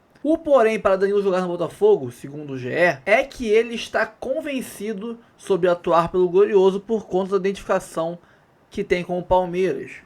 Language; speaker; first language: Portuguese; native; Portuguese